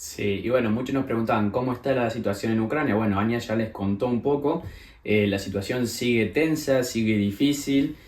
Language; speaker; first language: Spanish; native; Spanish